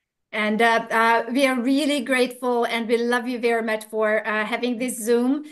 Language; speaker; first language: English; non-native, fluent; Hungarian